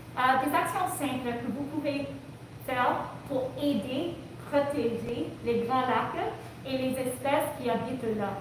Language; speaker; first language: French; non-native, local second language; English